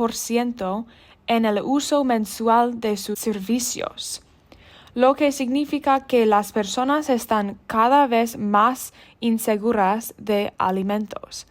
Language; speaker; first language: Spanish; non-native, learner; English